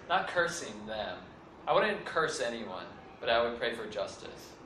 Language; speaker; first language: English; native; English